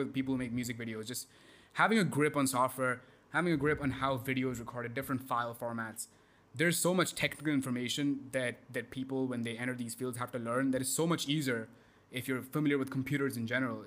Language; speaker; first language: English; non-native, local second language; Hindi